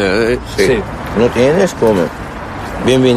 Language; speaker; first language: Spanish; non-native, learner; Arabic